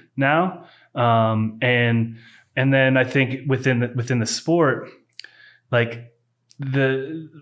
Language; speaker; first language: English; native; English